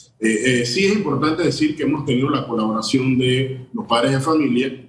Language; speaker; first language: Spanish; native; Spanish